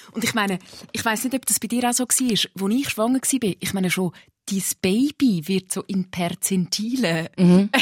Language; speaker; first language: German; native; German